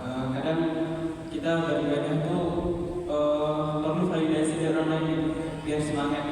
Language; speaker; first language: Indonesian; native; Indonesian